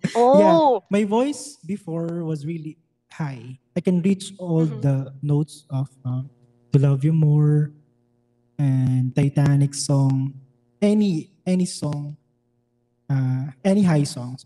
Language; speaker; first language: English; non-native, local second language; Filipino